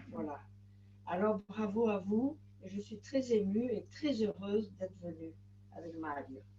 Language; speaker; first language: French; non-native, fluent; Spanish